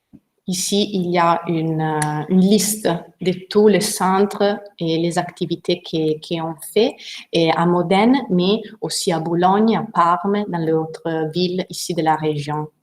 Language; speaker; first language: French; non-native, learner; Italian